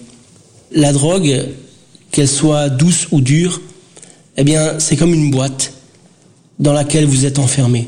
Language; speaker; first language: French; early bilingual, other home language; Portuguese